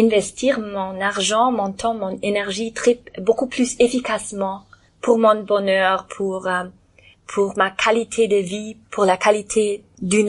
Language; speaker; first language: French; non-native, learner; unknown